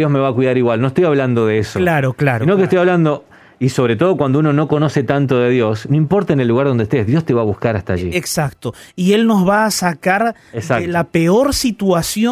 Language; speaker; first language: Spanish; native; Spanish